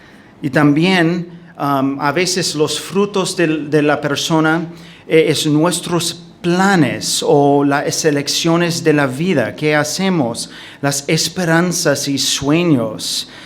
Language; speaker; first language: Spanish; non-native, fluent; English